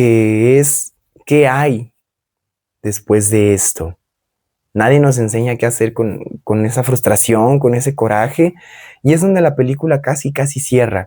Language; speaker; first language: Spanish; native; Spanish